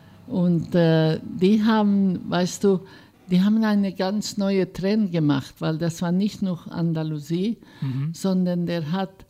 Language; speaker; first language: German; non-native, fluent; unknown